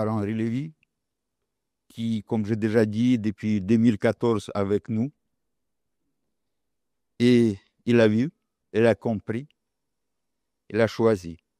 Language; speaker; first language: French; non-native, local second language; Ukrainian